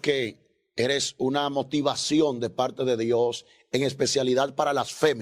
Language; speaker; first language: Spanish; native; Spanish